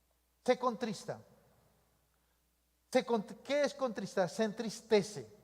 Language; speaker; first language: Spanish; native; Spanish